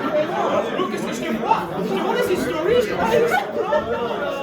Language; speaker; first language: French; native; French